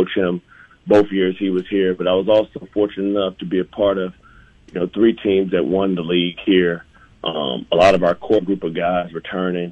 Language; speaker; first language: English; native; English